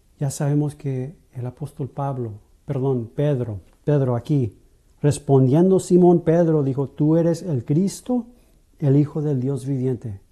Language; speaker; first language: Spanish; non-native, fluent; English